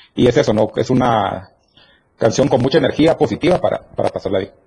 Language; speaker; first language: Spanish; native; Spanish